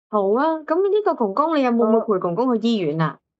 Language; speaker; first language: Cantonese; native; Cantonese